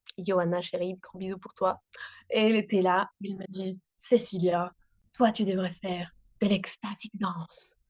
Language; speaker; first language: French; non-native, fluent; Spanish